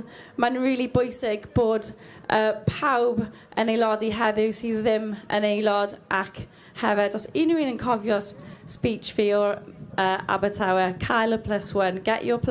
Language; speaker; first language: Welsh; non-native, learner; English